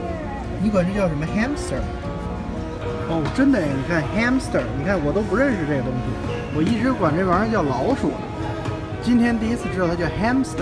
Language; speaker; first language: Chinese; native; Chinese